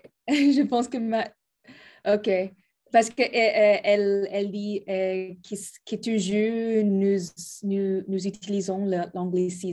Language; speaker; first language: French; non-native, learner; Spanish